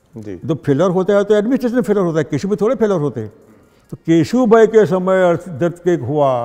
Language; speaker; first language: Hindi; non-native, local second language; Gujarati